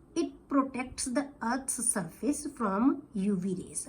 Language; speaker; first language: English; non-native, local second language; Punjabi